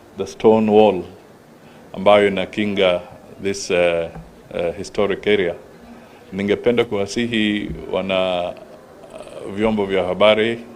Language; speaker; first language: Swahili; non-native, local second language; Luyia